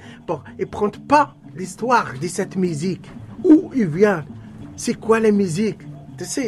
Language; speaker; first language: French; non-native, learner; Arabic